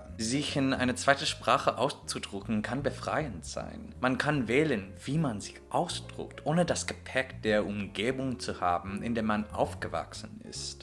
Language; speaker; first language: German; non-native, fluent; English